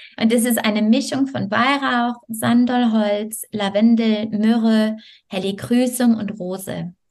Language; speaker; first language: German; non-native, fluent; French